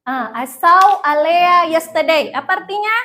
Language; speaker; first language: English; non-native, fluent; Indonesian